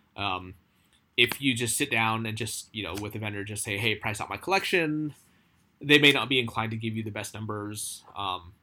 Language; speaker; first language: English; native; English